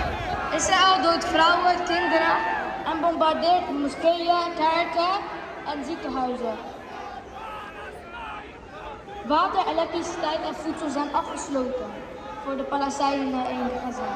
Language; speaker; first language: Dutch; non-native, fluent; Arabic